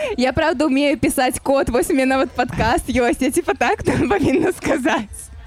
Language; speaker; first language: Belarusian; non-native, local second language; Russian